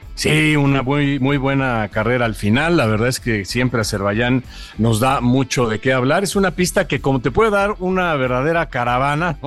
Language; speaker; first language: Spanish; native; Spanish